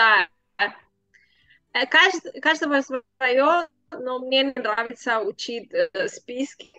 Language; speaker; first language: Russian; non-native, learner; Spanish